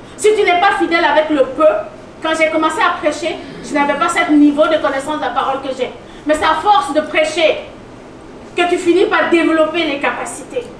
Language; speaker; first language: French; native; French